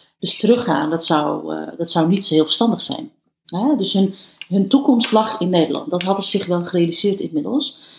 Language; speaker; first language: Dutch; early bilingual, other home language; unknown